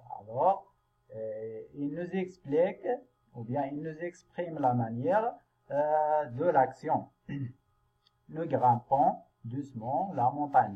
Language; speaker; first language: French; non-native, local second language; Arabic